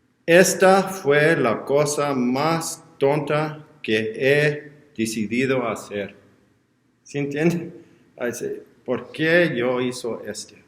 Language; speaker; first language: Spanish; non-native, learner; English